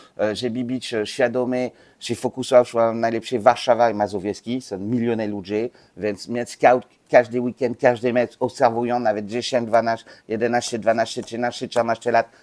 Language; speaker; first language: Polish; non-native, learner; French